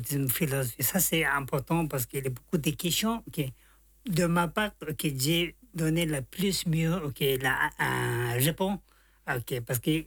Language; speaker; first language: French; non-native, learner; Tibetan